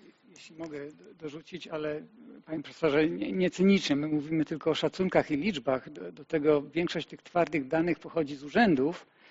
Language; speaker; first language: Polish; native; Polish